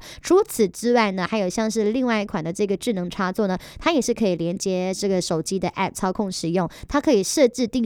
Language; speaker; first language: Chinese; native; Chinese